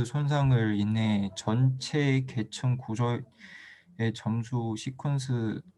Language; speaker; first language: Korean; non-native, fluent; Chinese